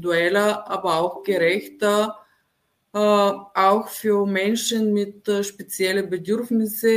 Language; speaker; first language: German; non-native, fluent; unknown